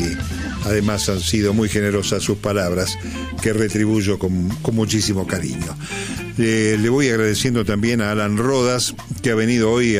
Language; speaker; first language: Spanish; native; Spanish